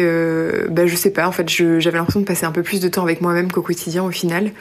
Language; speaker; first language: French; native; French